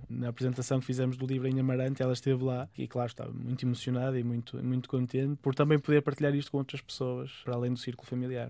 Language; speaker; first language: Portuguese; native; Portuguese